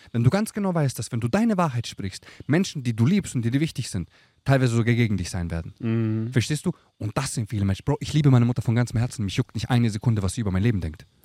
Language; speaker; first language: German; early bilingual, other home language; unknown